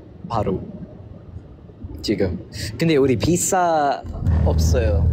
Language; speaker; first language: Korean; non-native, learner; Filipino